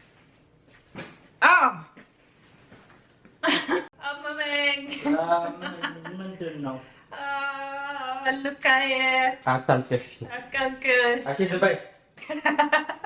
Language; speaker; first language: Amharic; non-native, learner; Arabic